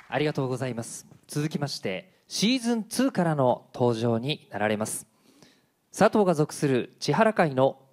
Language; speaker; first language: Japanese; native; Japanese